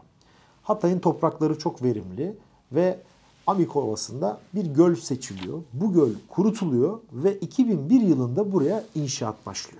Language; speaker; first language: Turkish; native; Turkish